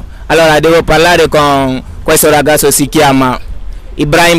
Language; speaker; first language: Italian; non-native, fluent; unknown